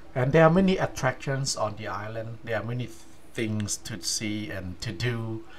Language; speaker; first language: English; non-native, fluent; Thai